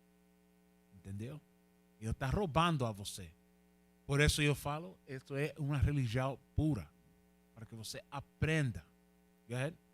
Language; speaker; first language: Portuguese; non-native, learner; Spanish